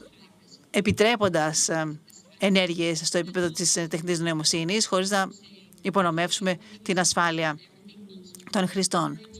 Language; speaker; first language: Greek; native; Greek